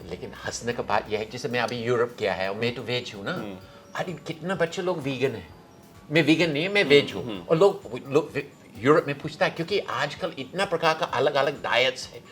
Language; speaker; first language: Hindi; non-native, fluent; English